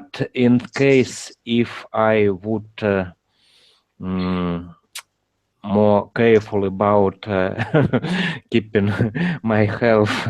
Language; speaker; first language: English; non-native, learner; Russian